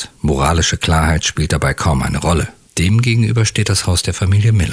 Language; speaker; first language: German; native; German